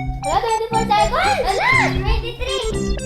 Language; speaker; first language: Filipino; native; Filipino